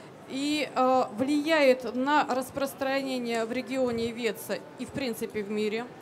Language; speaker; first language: Russian; native; Russian